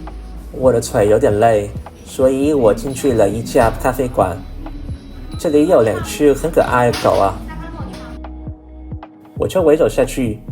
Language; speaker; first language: Chinese; non-native, learner; Vietnamese